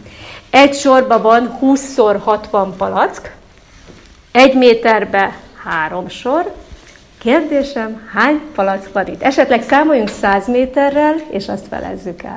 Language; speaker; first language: Hungarian; native; Hungarian